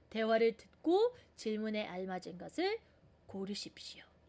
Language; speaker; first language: Korean; non-native, fluent; Filipino